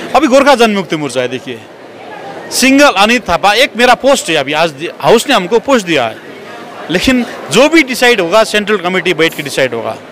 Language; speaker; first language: Hindi; non-native, local second language; Nepali